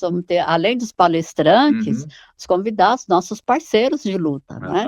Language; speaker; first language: Portuguese; native; Portuguese